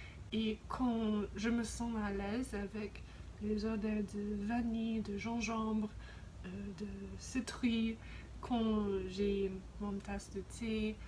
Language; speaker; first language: French; non-native, fluent; English